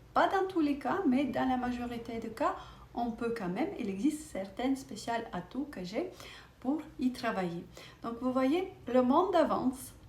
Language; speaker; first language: French; non-native, fluent; Russian